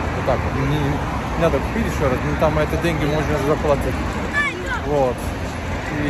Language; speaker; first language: Russian; non-native, learner; Turkish